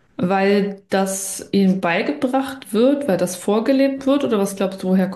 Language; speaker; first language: German; native; German